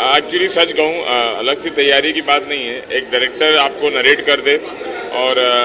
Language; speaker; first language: Hindi; native; Hindi